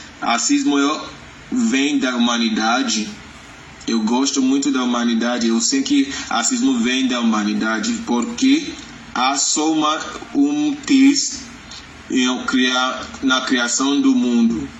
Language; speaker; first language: Portuguese; non-native, learner; Yoruba